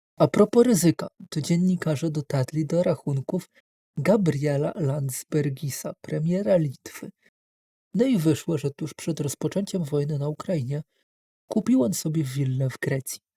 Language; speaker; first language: Polish; native; Polish